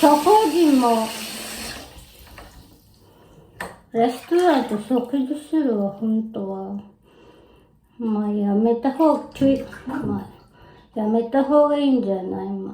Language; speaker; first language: Japanese; non-native, learner; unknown